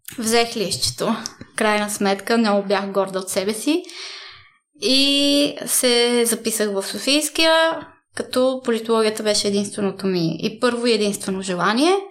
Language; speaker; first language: Bulgarian; early bilingual, heritage; Bulgarian